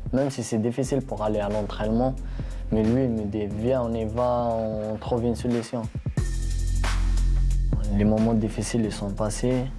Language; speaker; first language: French; non-native, local second language; Kabyle